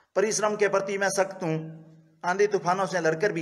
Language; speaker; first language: Hindi; native; Hindi